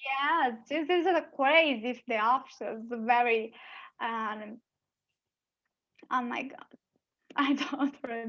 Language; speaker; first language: English; non-native, learner; Portuguese